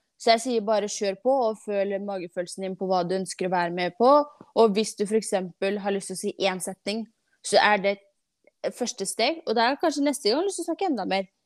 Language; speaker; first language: Norwegian; non-native, fluent; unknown